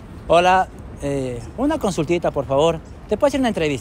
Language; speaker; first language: Spanish; native; Spanish